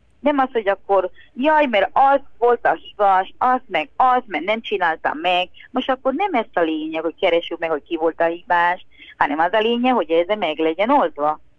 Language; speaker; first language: Hungarian; non-native, fluent; Spanish